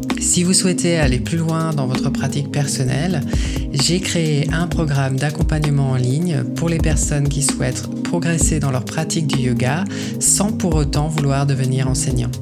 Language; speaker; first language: French; native; French